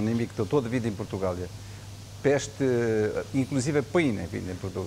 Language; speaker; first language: Romanian; non-native, learner; Portuguese